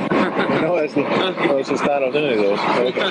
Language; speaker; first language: Spanish; non-native, learner; English